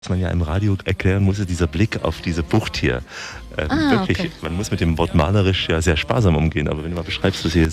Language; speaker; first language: German; native; German